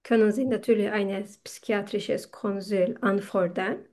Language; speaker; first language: German; non-native, learner; Turkish